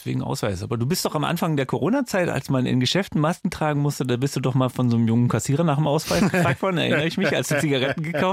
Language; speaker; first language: German; native; German